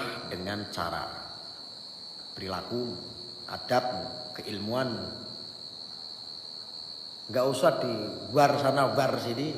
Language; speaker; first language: Indonesian; non-native, local second language; Javanese